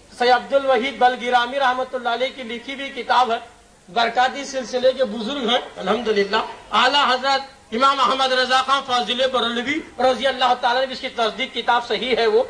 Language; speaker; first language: Urdu; native; Urdu